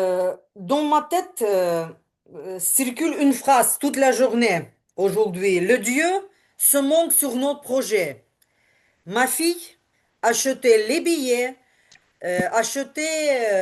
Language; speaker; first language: French; non-native, learner; Ukrainian